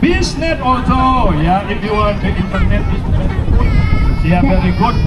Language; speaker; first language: English; non-native, learner; Indonesian